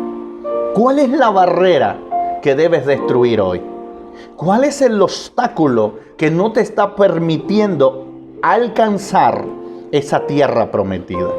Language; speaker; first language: Spanish; native; Spanish